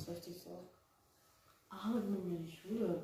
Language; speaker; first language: German; early bilingual, other home language; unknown